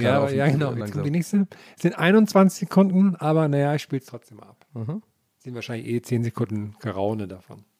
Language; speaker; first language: German; native; German